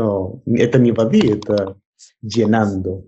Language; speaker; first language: Russian; non-native, learner; Spanish